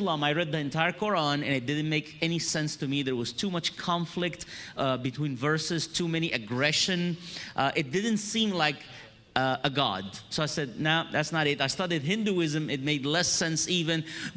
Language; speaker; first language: English; non-native, fluent; Arabic